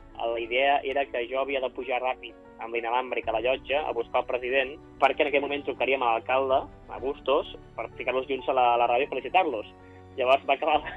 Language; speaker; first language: Catalan; native; Catalan